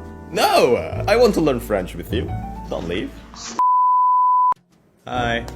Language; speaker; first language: English; non-native, fluent; Indonesian